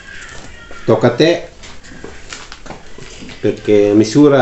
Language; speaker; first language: Italian; non-native, learner; Filipino